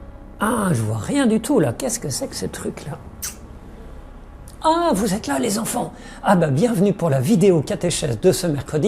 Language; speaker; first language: French; native; French